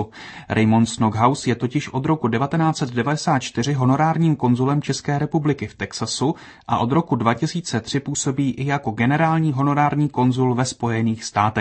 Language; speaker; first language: Czech; native; Czech